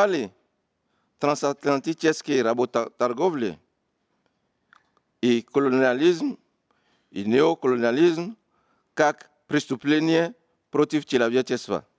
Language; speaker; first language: Russian; non-native, fluent; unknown